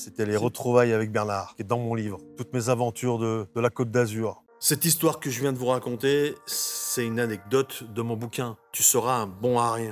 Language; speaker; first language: French; native; French